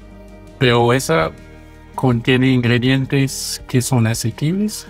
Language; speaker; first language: Spanish; non-native, fluent; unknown